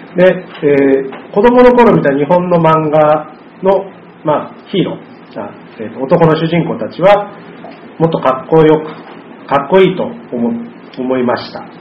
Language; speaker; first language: Japanese; native; Japanese